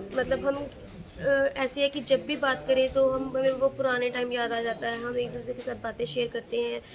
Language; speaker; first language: Hindi; native; Hindi